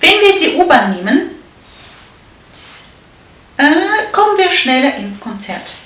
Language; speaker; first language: German; non-native, fluent; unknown